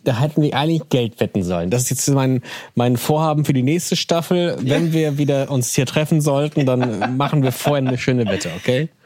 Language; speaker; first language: German; native; German